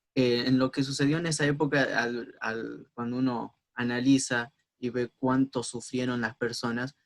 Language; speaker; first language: Spanish; native; Spanish